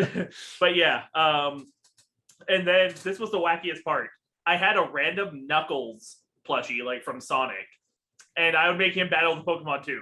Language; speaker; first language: English; native; English